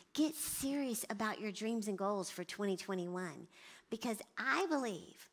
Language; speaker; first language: English; native; English